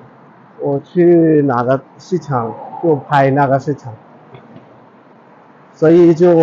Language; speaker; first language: Chinese; non-native, fluent; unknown